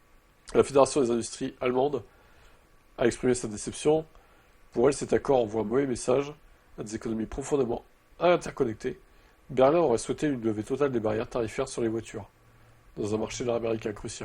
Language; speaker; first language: French; native; French